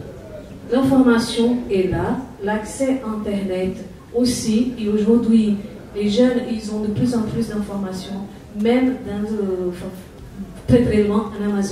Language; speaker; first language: French; non-native, fluent; Portuguese